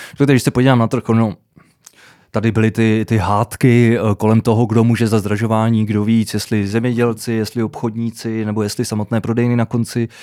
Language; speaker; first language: Czech; native; Czech